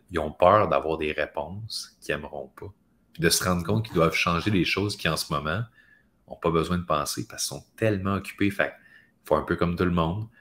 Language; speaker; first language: French; native; French